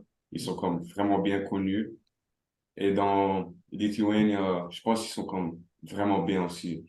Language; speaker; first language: French; non-native, local second language; Arabic